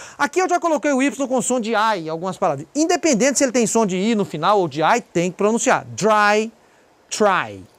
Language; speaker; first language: Portuguese; native; Portuguese